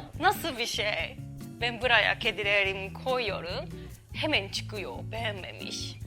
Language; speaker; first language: Turkish; non-native, learner; Japanese